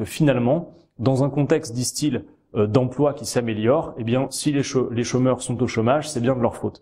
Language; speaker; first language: French; native; French